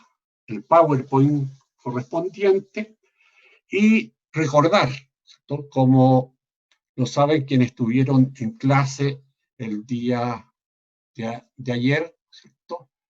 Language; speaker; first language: Spanish; native; Spanish